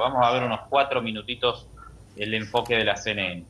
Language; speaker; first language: Spanish; native; Spanish